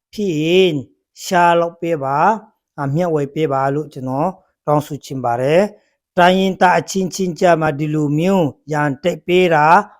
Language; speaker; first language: Burmese; non-native, local second language; Hakha Chin